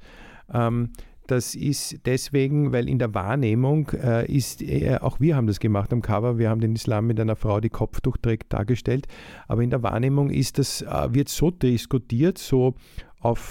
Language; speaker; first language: German; native; German